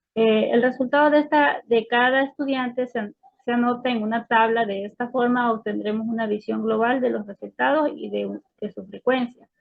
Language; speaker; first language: Spanish; native; Spanish